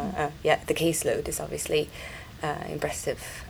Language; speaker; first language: English; non-native, fluent; Romanian